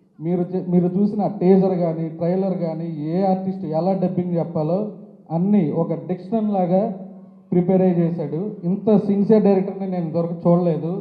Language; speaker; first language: Telugu; native; Telugu